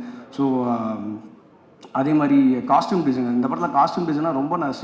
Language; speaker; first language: Tamil; native; Tamil